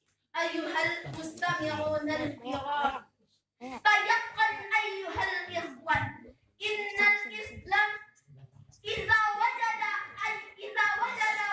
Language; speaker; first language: Arabic; non-native, learner; Indonesian